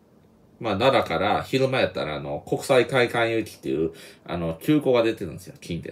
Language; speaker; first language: Japanese; native; Japanese